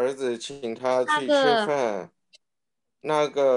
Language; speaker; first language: Chinese; non-native, learner; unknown